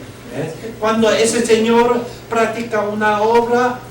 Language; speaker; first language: Spanish; non-native, learner; Chinese